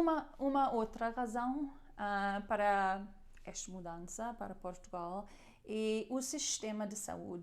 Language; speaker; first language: Portuguese; non-native, learner; German